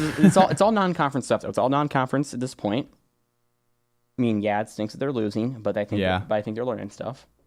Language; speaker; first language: English; native; English